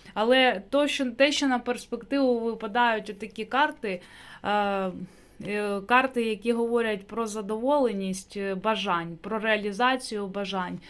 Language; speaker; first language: Ukrainian; non-native, local second language; Russian